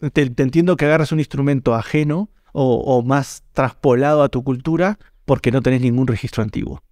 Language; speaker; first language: Spanish; native; Spanish